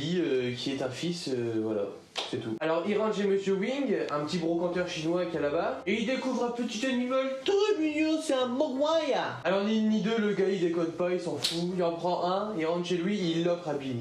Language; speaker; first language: French; native; French